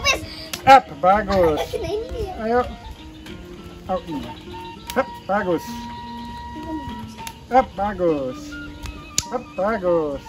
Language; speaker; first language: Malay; non-native, learner; Dutch